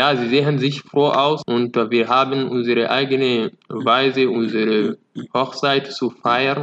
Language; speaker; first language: German; non-native, fluent; Fula